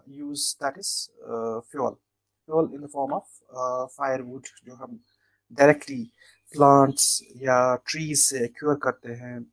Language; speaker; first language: Hindi; non-native, local second language; Kashmiri